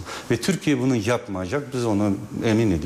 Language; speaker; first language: Turkish; non-native, fluent; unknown